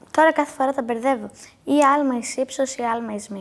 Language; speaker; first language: Greek; native; Greek